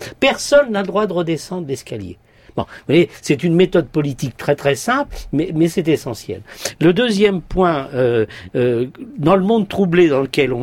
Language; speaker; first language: French; native; French